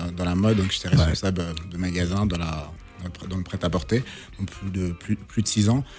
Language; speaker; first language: French; non-native, local second language; Lingala